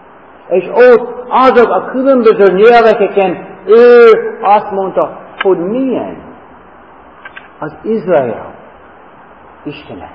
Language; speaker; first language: Hungarian; non-native, fluent; English